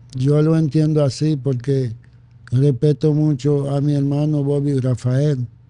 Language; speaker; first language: Spanish; non-native, fluent; Haitian Creole